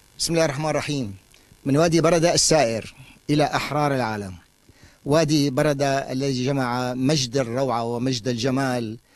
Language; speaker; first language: Arabic; native; Arabic